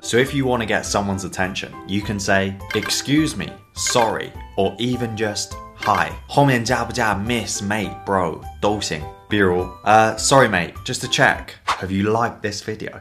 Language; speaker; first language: English; native; English